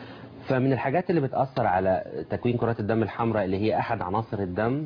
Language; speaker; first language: Arabic; native; Arabic